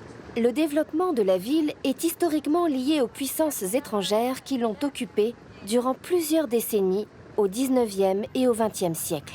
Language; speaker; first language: French; native; French